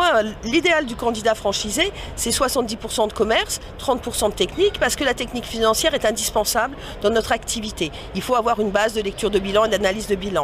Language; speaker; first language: French; native; French